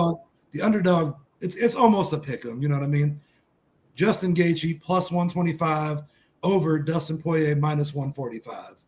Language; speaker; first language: English; native; English